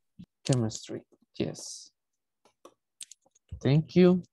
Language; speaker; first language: English; non-native, fluent; Spanish